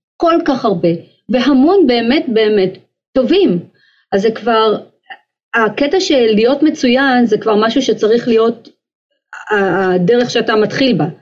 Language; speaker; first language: Hebrew; native; Hebrew